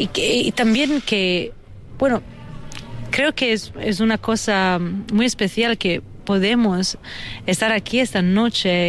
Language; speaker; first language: Spanish; non-native, fluent; Italian